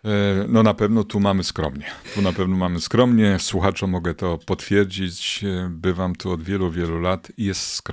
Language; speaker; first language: Polish; native; Polish